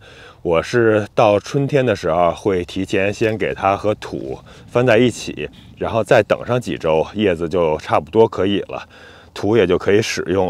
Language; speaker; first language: Chinese; native; Chinese